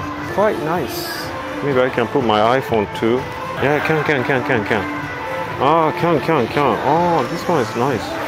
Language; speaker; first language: English; non-native, fluent; Japanese